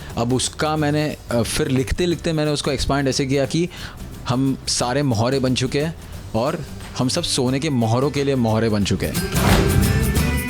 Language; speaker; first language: Hindi; non-native, local second language; Tulu